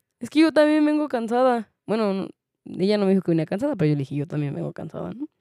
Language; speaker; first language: Spanish; native; Spanish